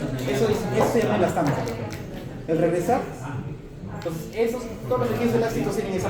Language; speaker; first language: Spanish; native; Spanish